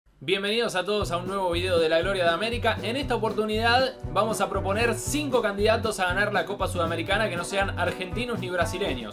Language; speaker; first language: Spanish; native; Spanish